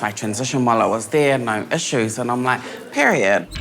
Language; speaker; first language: English; native; English